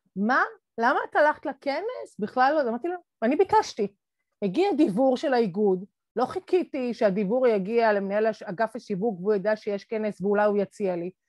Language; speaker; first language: Hebrew; native; Hebrew